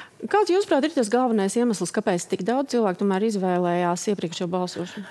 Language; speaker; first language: Latvian; native; Latvian